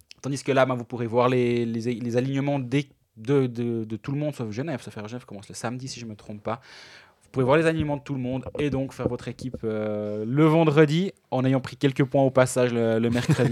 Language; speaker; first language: French; native; French